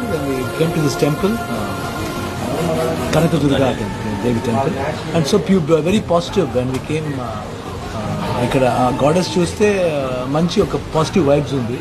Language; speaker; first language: Telugu; non-native, fluent; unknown